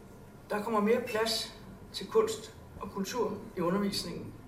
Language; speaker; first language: Danish; native; Danish